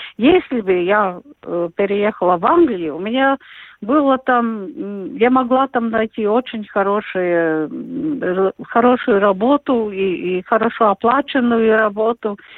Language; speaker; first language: Russian; non-native, local second language; Latvian